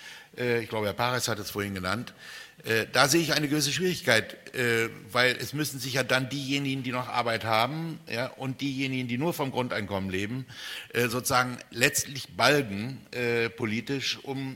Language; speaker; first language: German; native; German